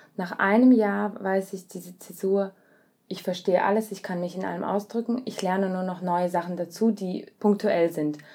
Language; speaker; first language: German; early bilingual, other home language; Russian